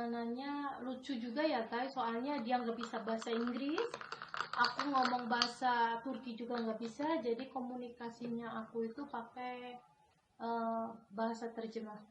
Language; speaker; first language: Indonesian; non-native, local second language; Javanese